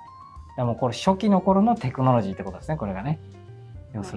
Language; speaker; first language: Japanese; native; Japanese